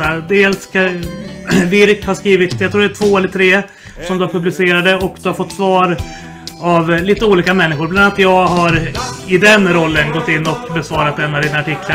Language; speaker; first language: Swedish; native; Swedish